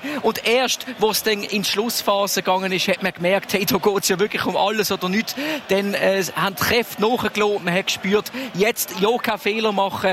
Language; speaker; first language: German; native; German